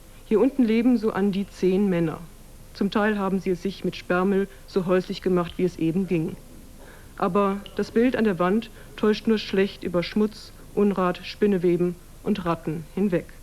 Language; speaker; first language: German; native; German